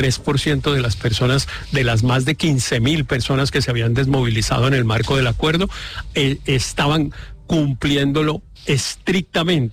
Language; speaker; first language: Spanish; native; Spanish